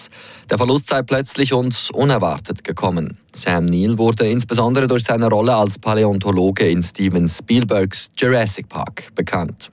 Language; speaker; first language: German; native; German